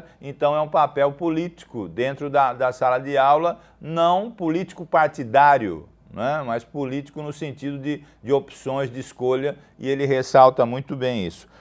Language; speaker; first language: Portuguese; native; Portuguese